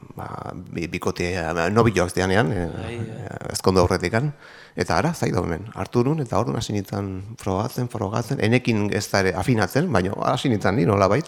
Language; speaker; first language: Basque; native; Basque